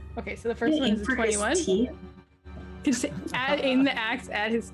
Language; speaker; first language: English; native; English